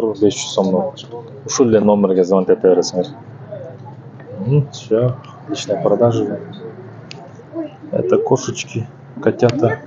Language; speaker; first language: Russian; non-native, local second language; Kyrgyz